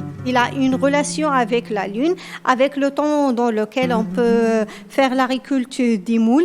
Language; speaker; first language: French; non-native, local second language; Berber languages